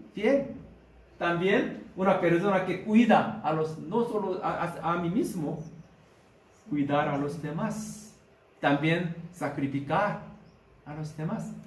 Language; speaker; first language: Spanish; non-native, learner; Korean